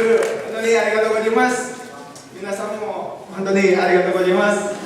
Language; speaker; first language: Japanese; non-native, learner; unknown